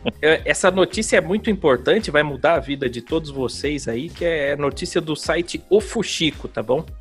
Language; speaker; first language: Portuguese; native; Portuguese